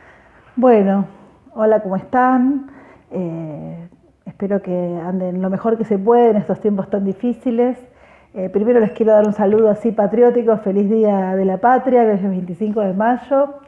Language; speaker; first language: Spanish; native; Spanish